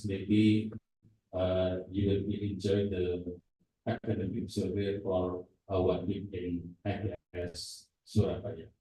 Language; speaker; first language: English; non-native, fluent; Indonesian